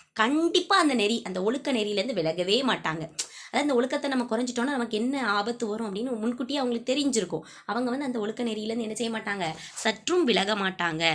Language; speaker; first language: Tamil; native; Tamil